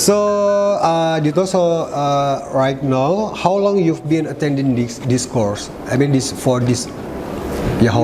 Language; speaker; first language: English; non-native, learner; Indonesian